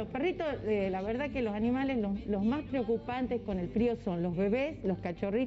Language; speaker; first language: Spanish; native; Spanish